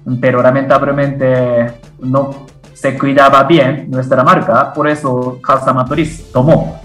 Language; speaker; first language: Spanish; non-native, fluent; Japanese